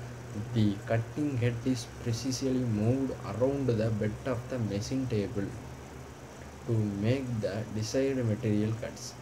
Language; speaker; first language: English; non-native, local second language; Tamil